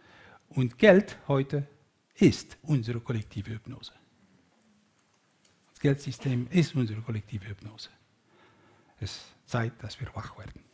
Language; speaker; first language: German; non-native, learner; Dutch